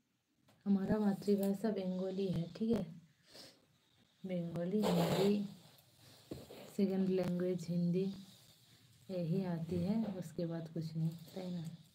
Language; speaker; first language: Hindi; non-native, local second language; Bangla